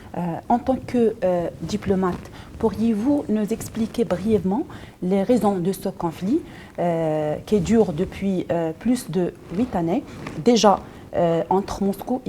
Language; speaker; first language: French; non-native, local second language; Arabic